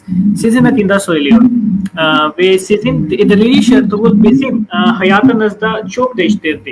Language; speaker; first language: Turkish; non-native, fluent; Urdu